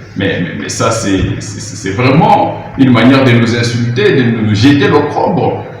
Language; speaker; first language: French; non-native, local second language; Swahili